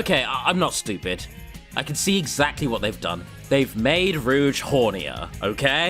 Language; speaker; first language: English; native; English